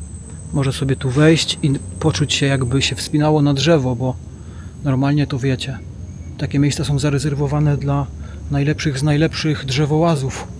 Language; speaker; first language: Polish; native; Polish